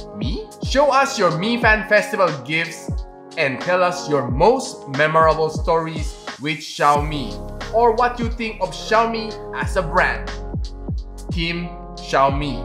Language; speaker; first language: English; non-native, local second language; Filipino